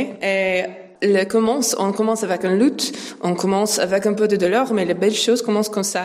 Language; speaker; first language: French; non-native, learner; English